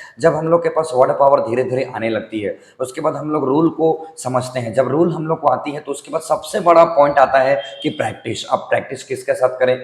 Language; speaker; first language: Hindi; native; Hindi